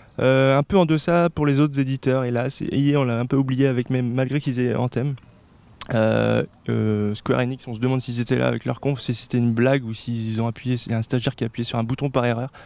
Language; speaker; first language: French; native; French